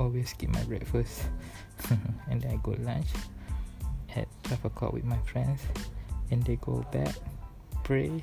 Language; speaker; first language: English; non-native, learner; Malay